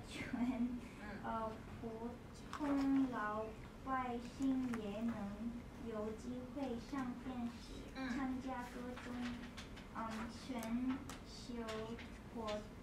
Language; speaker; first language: Chinese; non-native, learner; English